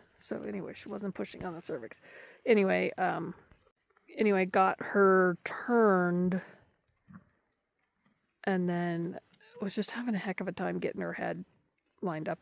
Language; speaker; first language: English; native; English